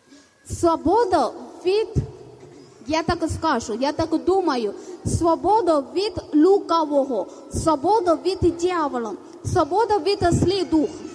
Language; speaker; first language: Ukrainian; non-native, learner; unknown